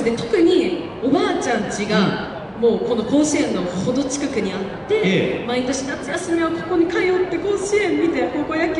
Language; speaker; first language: Japanese; native; Japanese